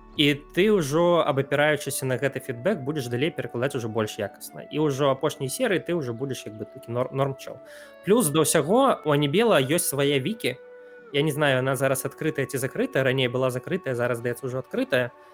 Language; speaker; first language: Belarusian; non-native, local second language; Russian